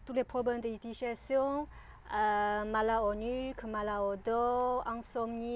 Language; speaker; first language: French; non-native, learner; Chinese